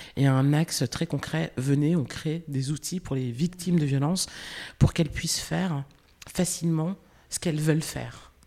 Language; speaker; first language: French; native; French